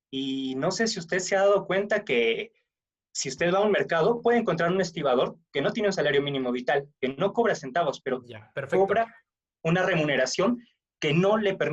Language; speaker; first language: Spanish; native; Spanish